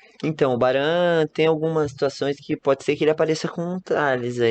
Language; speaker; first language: Portuguese; native; Portuguese